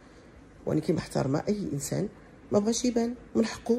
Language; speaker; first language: Arabic; native; Arabic